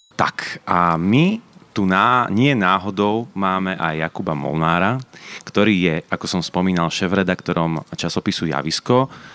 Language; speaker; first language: Slovak; native; Slovak